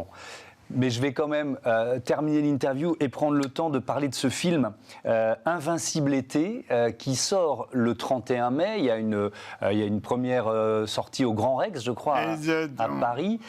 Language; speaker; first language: French; native; French